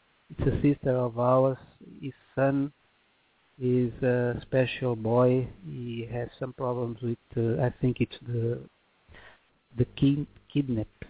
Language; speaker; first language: English; non-native, fluent; Portuguese